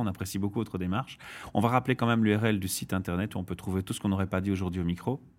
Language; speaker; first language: French; native; French